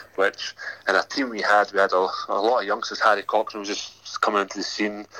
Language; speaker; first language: English; native; English